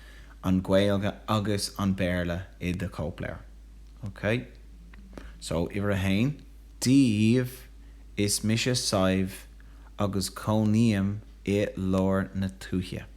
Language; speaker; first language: Irish; non-native, local second language; English